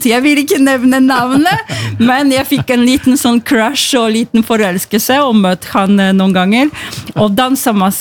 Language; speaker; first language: Norwegian; non-native, fluent; Polish